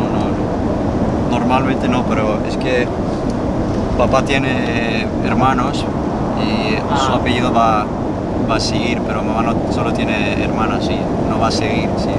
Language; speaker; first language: Spanish; non-native, fluent; Swedish